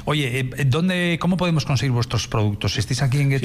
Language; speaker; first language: Spanish; native; Spanish